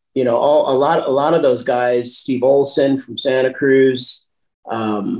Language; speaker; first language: English; native; English